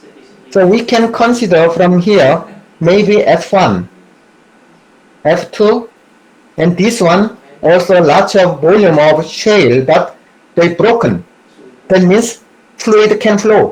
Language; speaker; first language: English; non-native, fluent; Korean